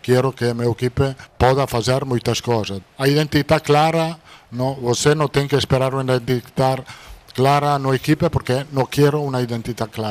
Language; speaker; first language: Spanish; non-native, fluent; Italian